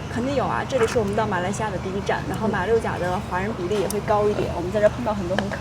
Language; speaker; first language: Chinese; native; Chinese